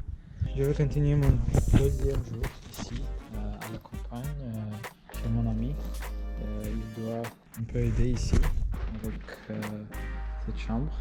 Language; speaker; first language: French; non-native, learner; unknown